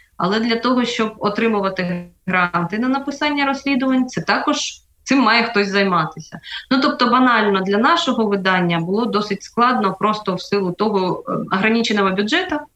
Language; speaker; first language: Ukrainian; native; Ukrainian